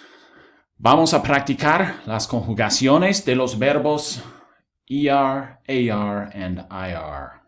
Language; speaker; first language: Spanish; non-native, fluent; English